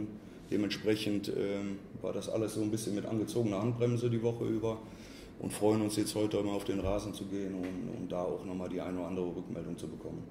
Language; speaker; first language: German; native; German